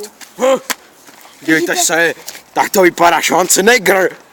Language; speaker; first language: Czech; native; Czech